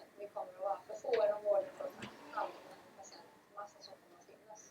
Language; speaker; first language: Swedish; native; Swedish